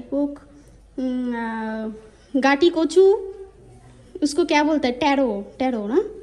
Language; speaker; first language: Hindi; non-native, local second language; Bangla